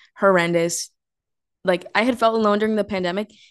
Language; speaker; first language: English; early bilingual, other home language; Spanish